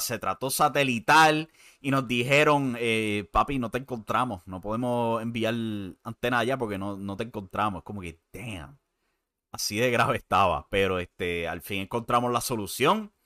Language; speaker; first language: Spanish; native; Spanish